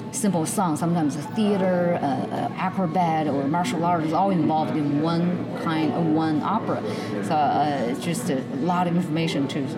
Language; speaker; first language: English; non-native, fluent; Chinese